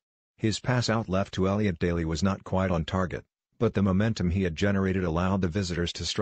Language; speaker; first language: English; native; English